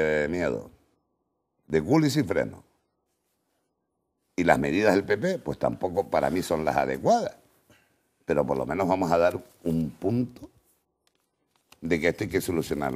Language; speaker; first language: Spanish; native; Spanish